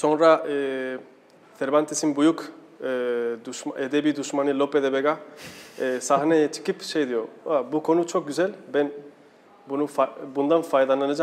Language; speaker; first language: Turkish; non-native, fluent; Spanish